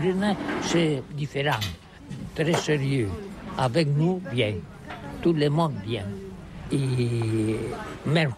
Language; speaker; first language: French; non-native, learner; Catalan